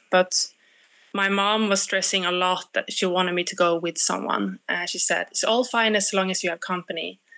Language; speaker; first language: English; non-native, fluent; Swedish